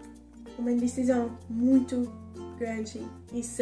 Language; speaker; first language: Portuguese; non-native, fluent; English